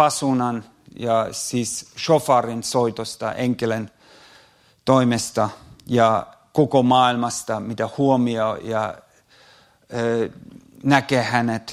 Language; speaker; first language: Finnish; non-native, fluent; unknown